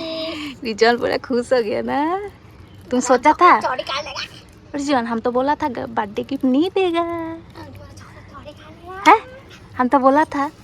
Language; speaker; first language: Hindi; non-native, local second language; Bangla